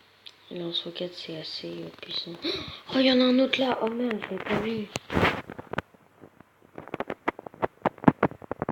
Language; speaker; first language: French; native; French